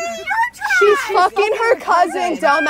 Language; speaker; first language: English; native; English